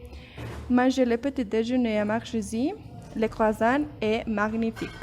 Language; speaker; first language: French; non-native, learner; Spanish